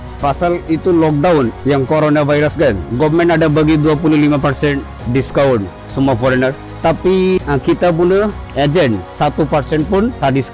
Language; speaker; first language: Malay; non-native, learner; Bangla